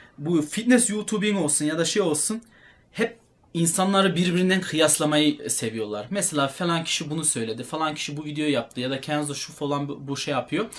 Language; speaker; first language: Turkish; early bilingual, heritage; Turkish